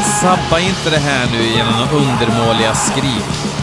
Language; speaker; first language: Swedish; native; Swedish